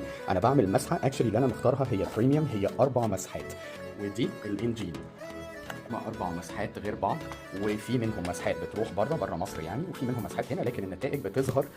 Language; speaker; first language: Arabic; native; Arabic